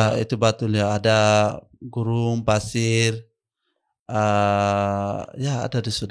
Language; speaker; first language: Indonesian; non-native, learner; Arabic